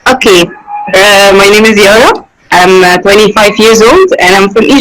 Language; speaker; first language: English; non-native, learner; Arabic